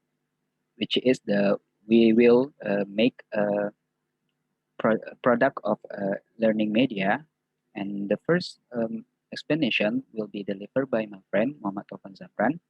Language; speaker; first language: English; non-native, fluent; Indonesian